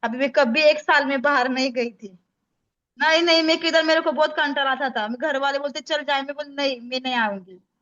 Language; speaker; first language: Hindi; non-native, local second language; Marathi